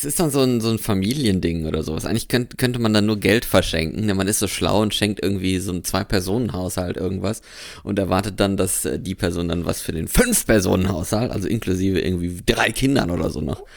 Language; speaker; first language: German; native; German